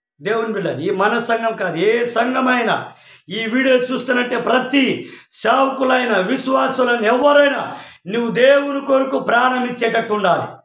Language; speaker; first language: Telugu; non-native, local second language; Koya